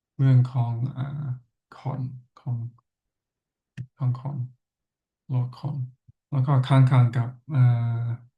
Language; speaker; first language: Thai; non-native, learner; English